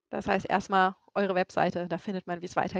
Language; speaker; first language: German; native; German